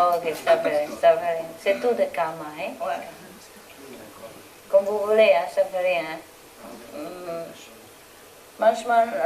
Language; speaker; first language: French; non-native, learner; Vietnamese